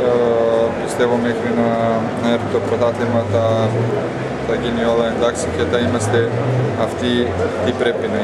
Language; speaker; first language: Greek; non-native, fluent; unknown